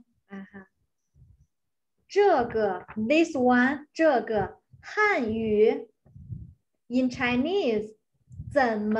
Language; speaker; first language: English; non-native, fluent; Chinese